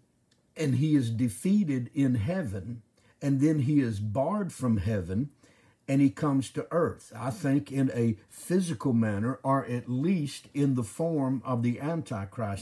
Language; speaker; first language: English; native; English